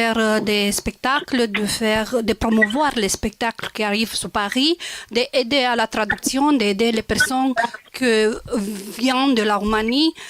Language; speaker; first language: French; non-native, local second language; Romanian